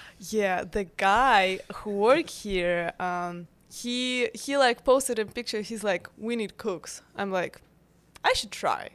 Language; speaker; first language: English; non-native, fluent; Russian